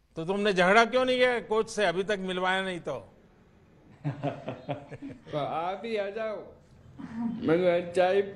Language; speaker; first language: Hindi; non-native, local second language; Gujarati